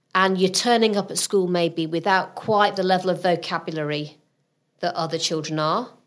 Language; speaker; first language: English; native; English